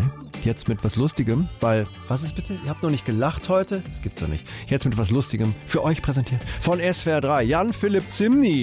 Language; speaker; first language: German; native; German